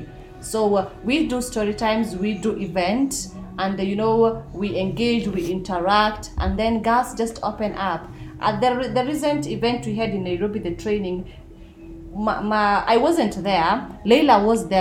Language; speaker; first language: English; non-native, local second language; Somali